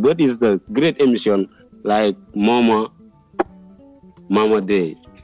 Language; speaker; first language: English; non-native, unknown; Wolof